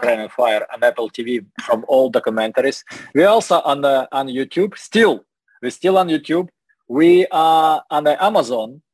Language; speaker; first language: English; non-native, learner; Russian